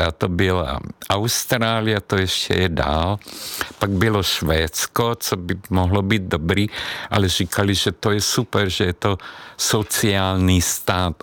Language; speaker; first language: Czech; non-native, fluent; Hungarian